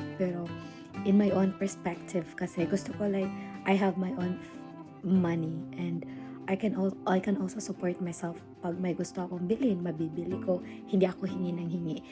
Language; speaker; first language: Filipino; non-native, local second language; Cebuano